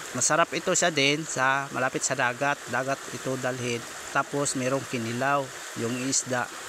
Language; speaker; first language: Filipino; non-native, local second language; Cebuano